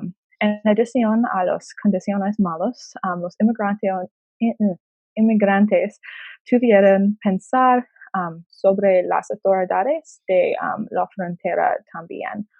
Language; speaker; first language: Spanish; non-native, learner; English